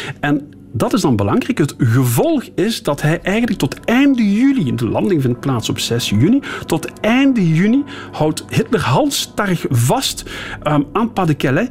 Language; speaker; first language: Dutch; native; Dutch